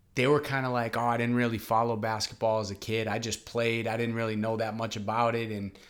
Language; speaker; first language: English; native; English